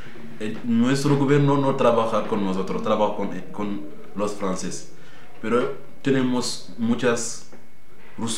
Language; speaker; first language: Spanish; non-native, learner; Wolof